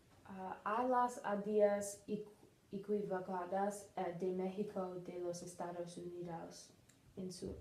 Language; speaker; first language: Spanish; non-native, learner; English